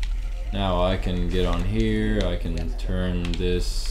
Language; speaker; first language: English; native; English